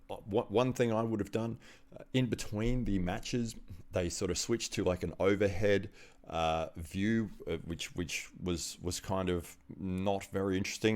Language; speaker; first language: English; native; English